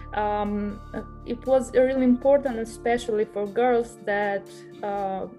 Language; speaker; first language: English; non-native, fluent; Albanian